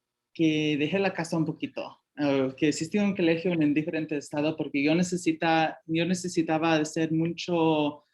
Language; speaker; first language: Spanish; early bilingual, heritage; Spanish